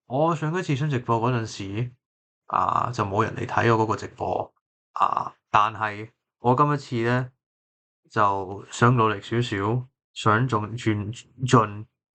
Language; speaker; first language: Cantonese; early bilingual, heritage; Cantonese